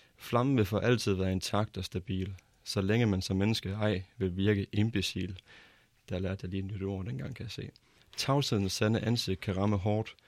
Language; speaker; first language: Danish; native; Danish